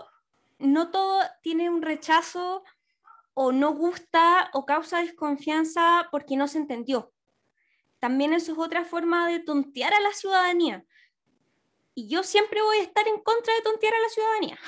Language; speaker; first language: Spanish; native; Spanish